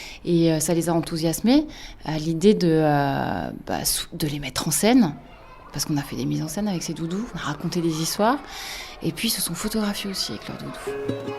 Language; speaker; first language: French; native; French